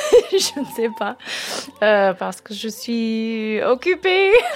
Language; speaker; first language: French; non-native, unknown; English